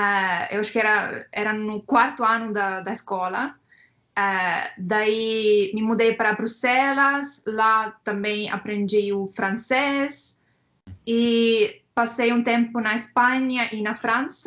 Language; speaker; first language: Portuguese; non-native, fluent; Estonian